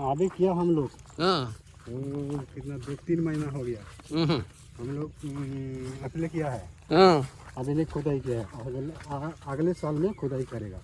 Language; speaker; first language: Hindi; non-native, local second language; Odia